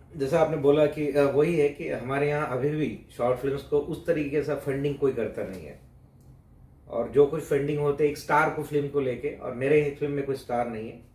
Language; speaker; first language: Hindi; non-native, local second language; Marathi